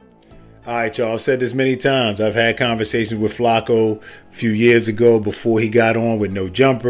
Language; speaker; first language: English; native; English